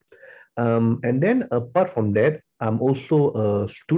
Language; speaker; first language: English; non-native, local second language; Tamil